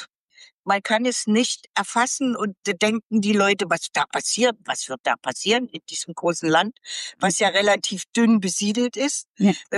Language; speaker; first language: German; native; German